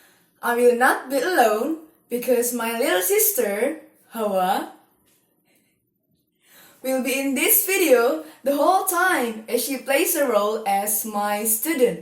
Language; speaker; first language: English; non-native, fluent; Indonesian